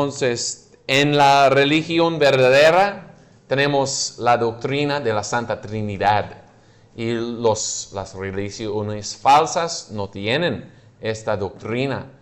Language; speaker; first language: Spanish; non-native, fluent; English